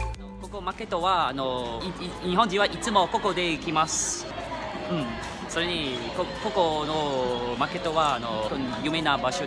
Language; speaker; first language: Japanese; non-native, learner; Malay